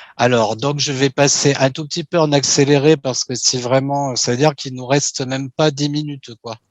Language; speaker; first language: French; native; French